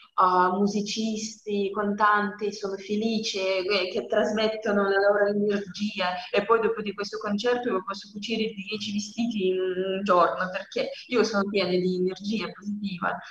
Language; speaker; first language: Italian; non-native, learner; Russian